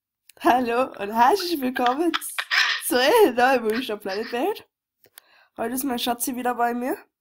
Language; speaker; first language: German; native; German